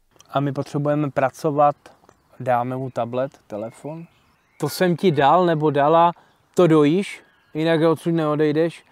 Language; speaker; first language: Czech; native; Czech